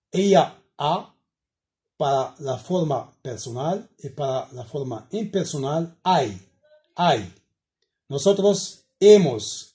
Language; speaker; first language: Spanish; non-native, learner; Arabic